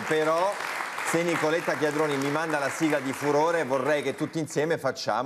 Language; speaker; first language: Italian; native; Italian